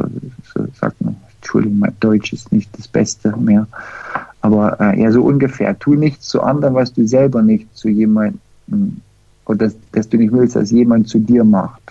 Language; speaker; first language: German; non-native, fluent; English